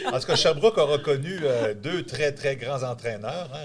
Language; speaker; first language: French; native; French